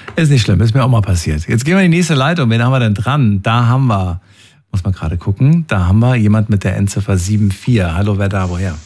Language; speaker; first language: German; native; German